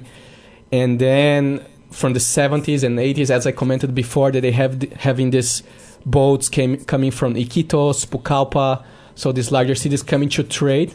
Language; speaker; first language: English; non-native, fluent; Portuguese